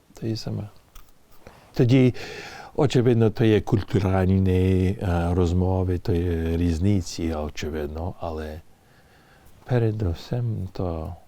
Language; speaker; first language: Ukrainian; early bilingual, heritage; English